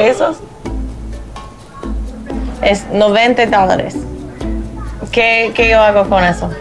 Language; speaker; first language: Spanish; non-native, learner; English